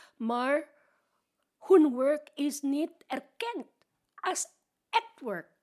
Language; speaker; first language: Dutch; non-native, learner; Filipino